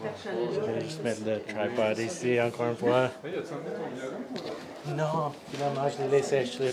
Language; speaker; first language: French; non-native, local second language; English